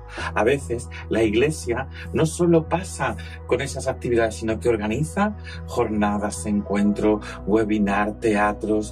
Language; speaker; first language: Spanish; native; Spanish